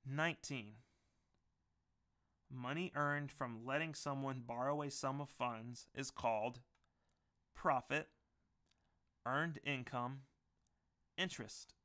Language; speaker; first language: English; native; English